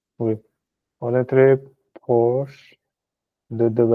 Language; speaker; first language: French; non-native, learner; Punjabi